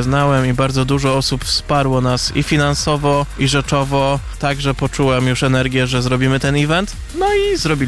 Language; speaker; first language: Polish; native; Polish